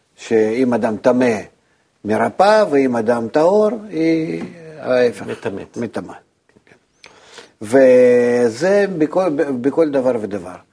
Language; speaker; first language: Hebrew; non-native, fluent; Russian